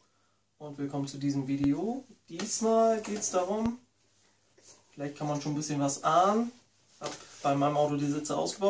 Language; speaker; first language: German; native; German